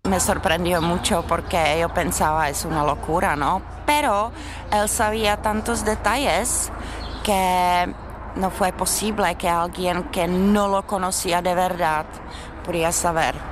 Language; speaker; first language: Spanish; non-native, learner; Czech